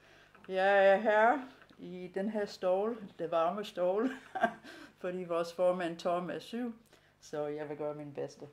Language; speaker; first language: Danish; non-native, fluent; English